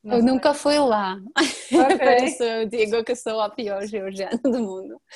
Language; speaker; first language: Portuguese; non-native, fluent; Georgian